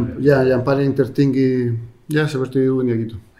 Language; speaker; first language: Indonesian; non-native, fluent; Spanish